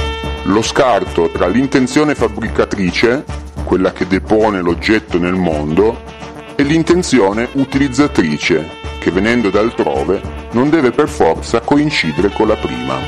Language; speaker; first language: Italian; native; Italian